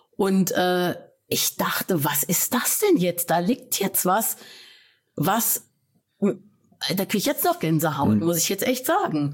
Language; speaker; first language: German; native; German